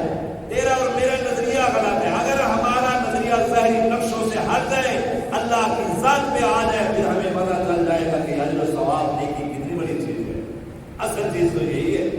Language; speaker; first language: Urdu; native; Urdu